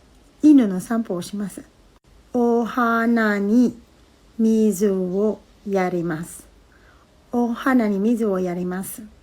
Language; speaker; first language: Japanese; non-native, fluent; Filipino